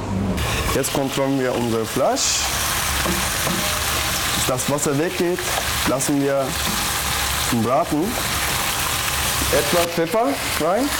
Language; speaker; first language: German; non-native, learner; Turkish